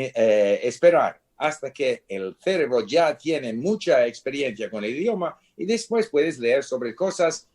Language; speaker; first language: Spanish; non-native, fluent; English